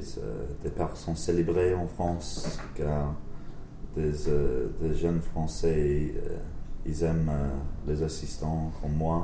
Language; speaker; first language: French; non-native, learner; English